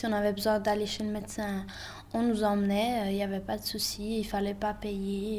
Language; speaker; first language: French; early bilingual, other home language; Bosnian